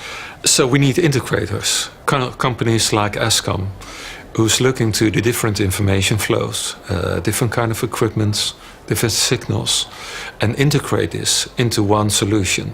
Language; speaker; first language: English; non-native, fluent; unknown